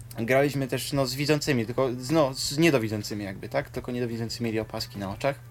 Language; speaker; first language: Polish; native; Polish